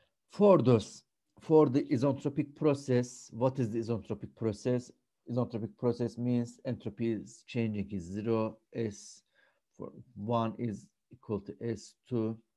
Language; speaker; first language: English; non-native, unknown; Turkish